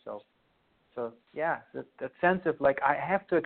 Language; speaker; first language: English; non-native, fluent; Western Frisian